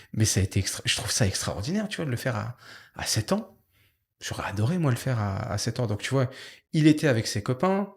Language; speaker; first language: French; native; French